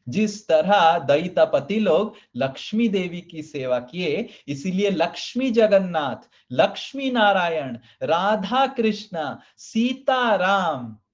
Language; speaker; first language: Hindi; non-native, local second language; Odia